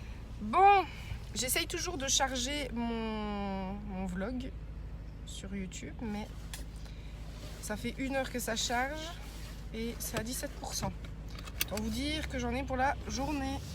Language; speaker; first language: French; native; French